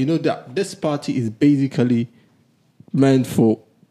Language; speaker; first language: English; non-native, local second language; Akan